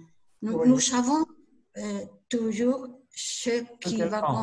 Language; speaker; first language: French; non-native, learner; Spanish